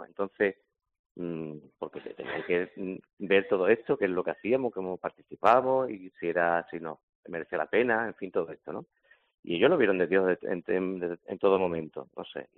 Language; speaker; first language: Spanish; native; Spanish